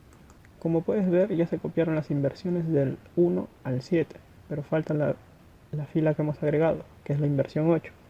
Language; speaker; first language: Spanish; native; Spanish